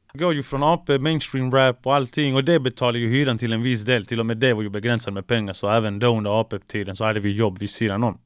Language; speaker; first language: Swedish; early bilingual, other home language; Spanish